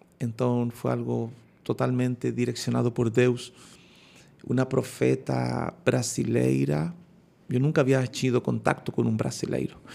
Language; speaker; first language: Portuguese; non-native, fluent; Spanish